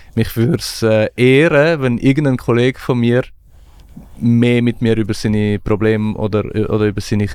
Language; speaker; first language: German; early bilingual, other home language; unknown